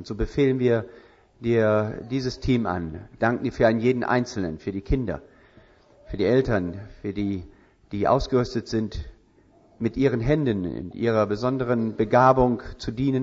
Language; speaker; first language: German; native; German